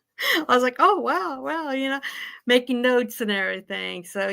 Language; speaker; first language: English; native; English